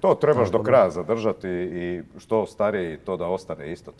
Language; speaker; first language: Croatian; native; Croatian